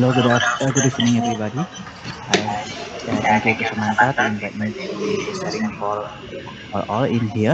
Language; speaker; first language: English; non-native, learner; Indonesian